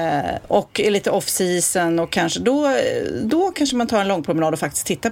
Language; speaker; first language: Swedish; native; Swedish